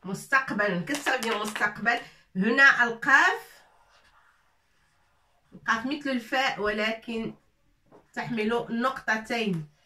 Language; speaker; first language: Arabic; non-native, fluent; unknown